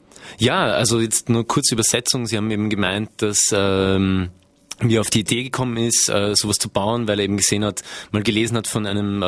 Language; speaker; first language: German; native; German